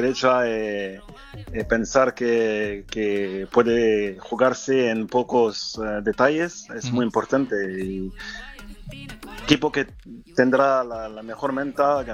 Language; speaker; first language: Spanish; non-native, fluent; French